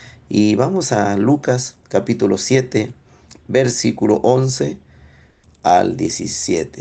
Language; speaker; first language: Spanish; native; Spanish